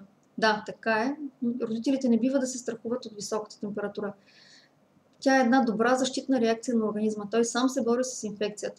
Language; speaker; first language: Bulgarian; native; Bulgarian